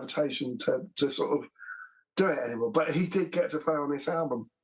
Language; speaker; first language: English; native; English